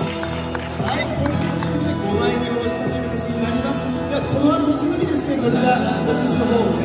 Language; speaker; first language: Japanese; native; Japanese